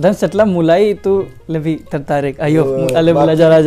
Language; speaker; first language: Indonesian; non-native, learner; Hindi